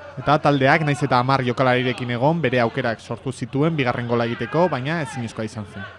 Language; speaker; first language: Basque; native; Basque